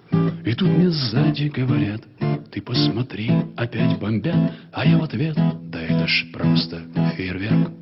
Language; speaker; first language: Russian; native; Russian